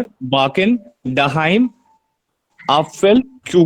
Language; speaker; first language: German; non-native, learner; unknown